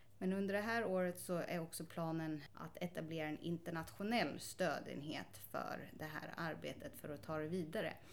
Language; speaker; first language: Swedish; native; Swedish